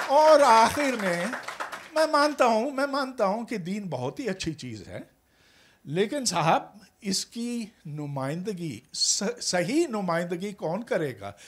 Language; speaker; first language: Urdu; native; Urdu